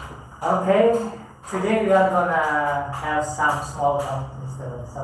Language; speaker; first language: English; non-native, fluent; Indonesian